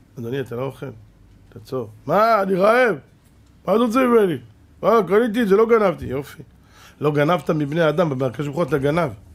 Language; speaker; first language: Hebrew; native; Hebrew